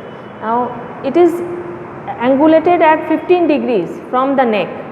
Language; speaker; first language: English; non-native, local second language; Bangla